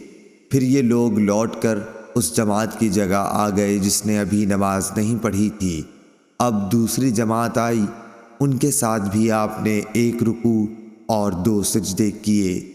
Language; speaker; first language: Urdu; native; Urdu